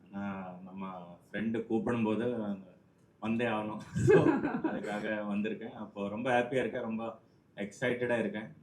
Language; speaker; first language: Tamil; non-native, local second language; Malayalam